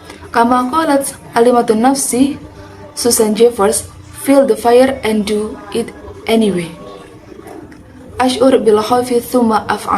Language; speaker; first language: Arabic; non-native, learner; Indonesian